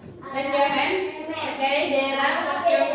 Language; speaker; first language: English; non-native, learner; Indonesian